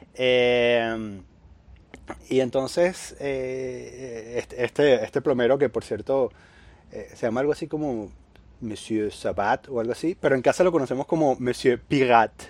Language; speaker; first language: Spanish; native; Spanish